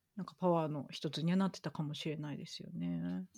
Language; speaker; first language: Japanese; native; Japanese